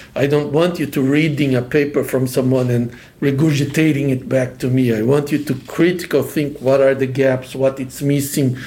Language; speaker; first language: English; non-native, fluent; Portuguese